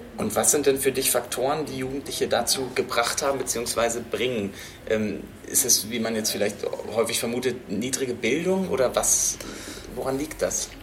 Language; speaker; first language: German; native; German